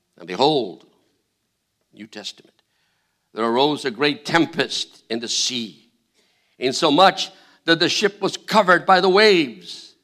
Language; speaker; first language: English; non-native, fluent; Spanish